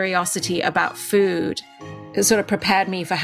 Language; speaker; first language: English; native; English